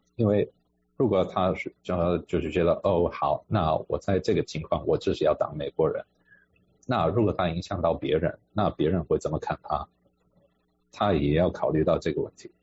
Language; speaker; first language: Chinese; non-native, fluent; English